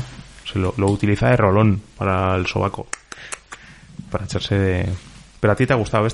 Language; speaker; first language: Spanish; native; Spanish